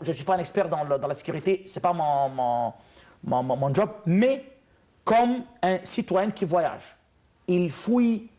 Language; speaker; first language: French; non-native, fluent; Arabic